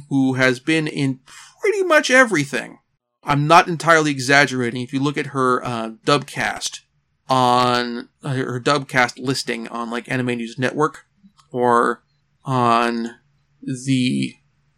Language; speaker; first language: English; native; English